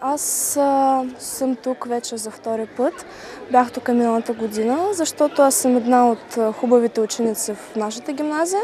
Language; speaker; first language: Bulgarian; early bilingual, heritage; Bulgarian